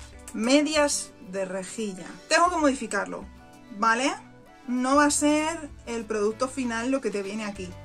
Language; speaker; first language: Spanish; native; Spanish